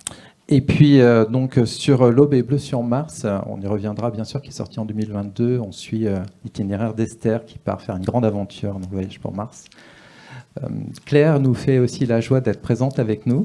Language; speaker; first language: French; native; French